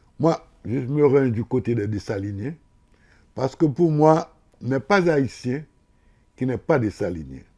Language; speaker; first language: French; non-native, local second language; Haitian Creole